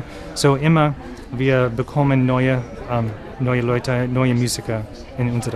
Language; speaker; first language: German; non-native, learner; English